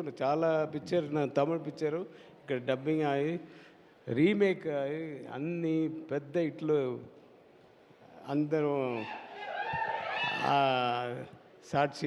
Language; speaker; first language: Telugu; non-native, learner; Tamil